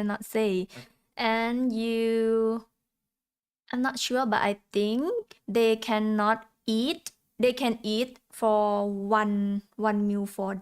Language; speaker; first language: English; non-native, learner; Thai